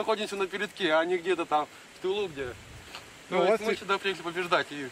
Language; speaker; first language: Russian; native; Russian